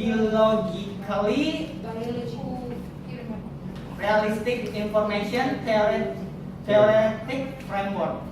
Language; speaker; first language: English; non-native, learner; Indonesian